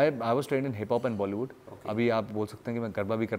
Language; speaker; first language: Hindi; native; Hindi